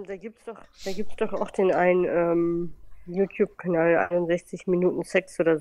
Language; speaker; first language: German; native; German